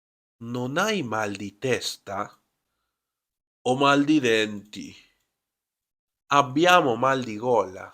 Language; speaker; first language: Italian; non-native, fluent; Spanish